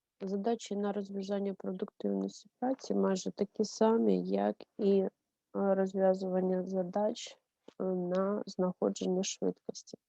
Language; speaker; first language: Ukrainian; native; Ukrainian